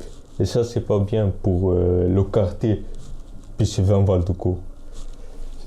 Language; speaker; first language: French; non-native, fluent; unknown